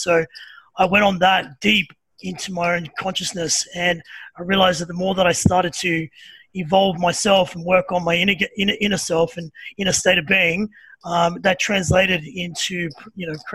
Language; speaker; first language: English; native; English